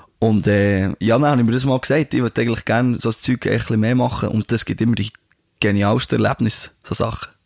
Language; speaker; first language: German; native; German